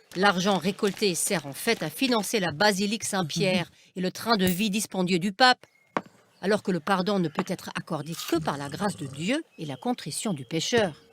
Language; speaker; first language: French; native; French